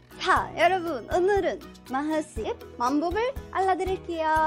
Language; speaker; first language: Korean; non-native, learner; Arabic